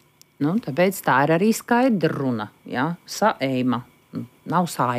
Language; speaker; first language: Latvian; native; Latvian